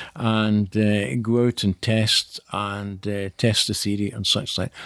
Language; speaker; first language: English; native; English